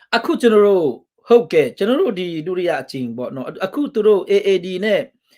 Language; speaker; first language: Burmese; non-native, local second language; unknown